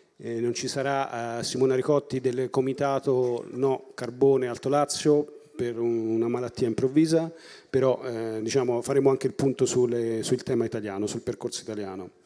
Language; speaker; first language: Italian; native; Italian